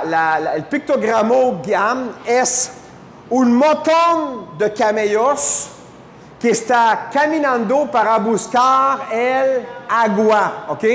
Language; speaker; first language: Spanish; non-native, fluent; French